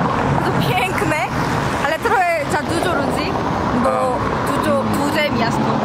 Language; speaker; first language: Polish; non-native, learner; Korean